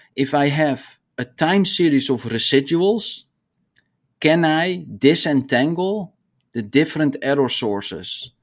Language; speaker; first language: English; non-native, fluent; Dutch